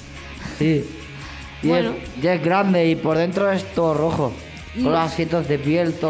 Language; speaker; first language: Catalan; non-native, local second language; Spanish